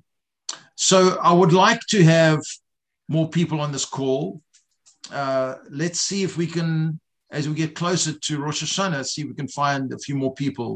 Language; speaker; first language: English; native; English